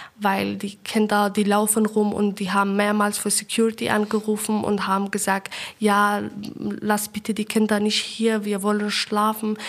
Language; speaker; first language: German; non-native, fluent; Persian